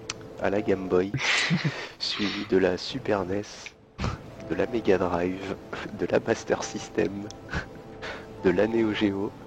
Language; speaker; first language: French; native; French